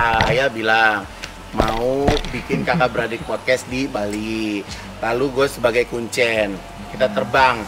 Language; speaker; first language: Indonesian; native; Indonesian